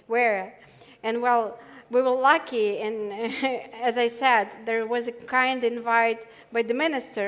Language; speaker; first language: English; non-native, fluent; Russian